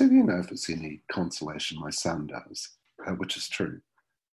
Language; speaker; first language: English; native; English